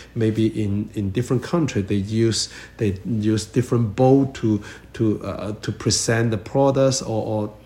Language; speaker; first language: English; non-native, learner; Chinese